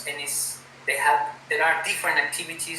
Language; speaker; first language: English; non-native, fluent; Spanish